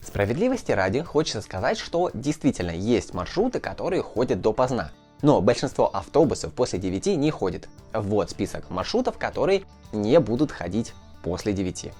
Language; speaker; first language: Russian; native; Russian